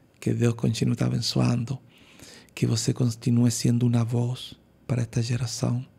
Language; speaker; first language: Portuguese; non-native, learner; Spanish